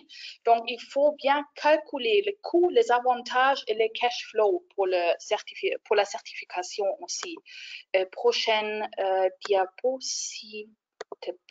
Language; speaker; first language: French; non-native, fluent; German